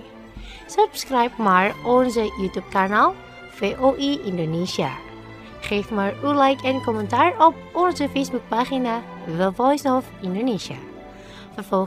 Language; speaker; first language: Dutch; non-native, fluent; Indonesian